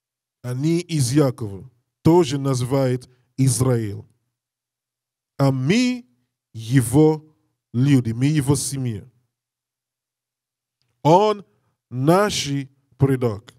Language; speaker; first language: Russian; non-native, learner; English